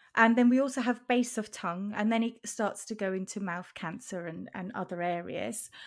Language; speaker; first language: English; non-native, fluent; German